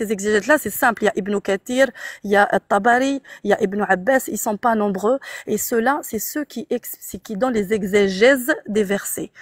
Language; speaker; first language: French; non-native, local second language; Arabic